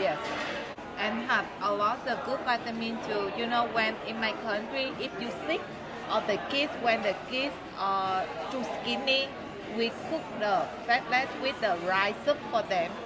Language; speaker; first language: English; non-native, learner; Vietnamese